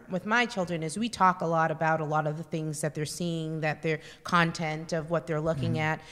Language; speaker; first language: English; native; English